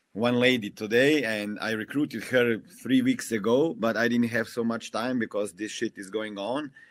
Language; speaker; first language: English; non-native, fluent; Slovenian